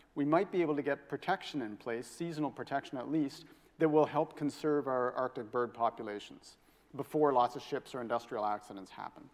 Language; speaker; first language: English; native; English